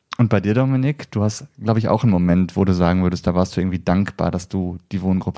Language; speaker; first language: German; native; German